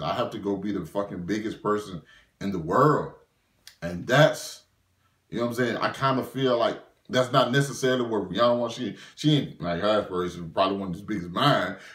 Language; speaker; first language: English; native; English